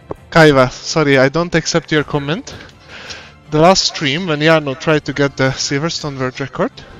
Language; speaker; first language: English; non-native, fluent; Hungarian